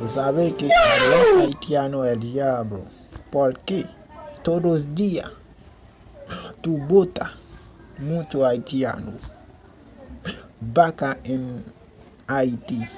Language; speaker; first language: Spanish; non-native, learner; Haitian Creole